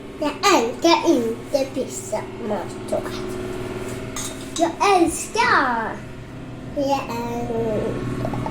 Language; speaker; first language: Swedish; early bilingual, other home language; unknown